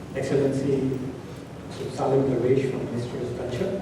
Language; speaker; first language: English; non-native, local second language; Urdu